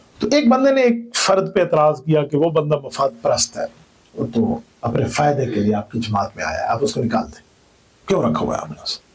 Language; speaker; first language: Urdu; non-native, local second language; Punjabi